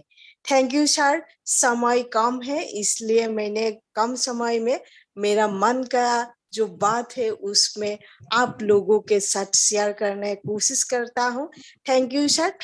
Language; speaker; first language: Hindi; non-native, local second language; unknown